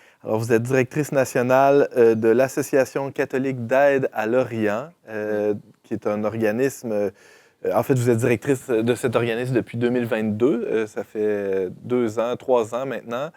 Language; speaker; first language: French; native; French